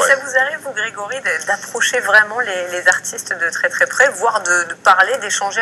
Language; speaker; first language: French; native; French